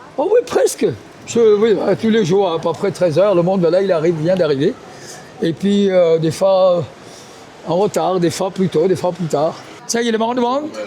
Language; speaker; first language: French; non-native, fluent; Punjabi